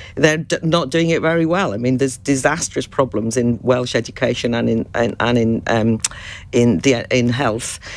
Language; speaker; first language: English; native; English